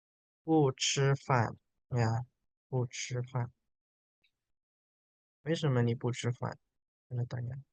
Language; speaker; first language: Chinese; non-native, fluent; Indonesian